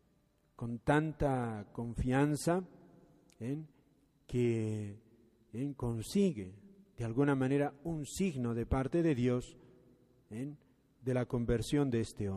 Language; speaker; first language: Spanish; native; Spanish